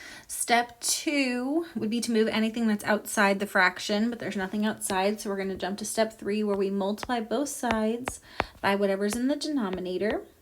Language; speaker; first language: English; native; English